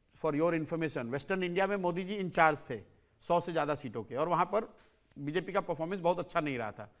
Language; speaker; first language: Hindi; native; Hindi